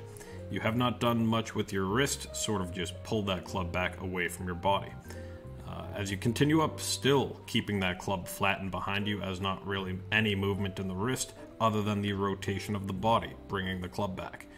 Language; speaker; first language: English; native; English